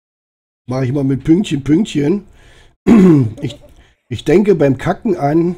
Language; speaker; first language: German; native; German